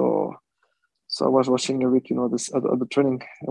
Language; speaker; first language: English; non-native, fluent; French